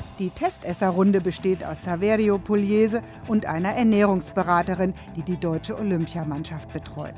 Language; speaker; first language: German; native; German